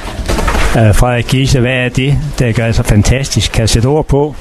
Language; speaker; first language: Danish; native; Danish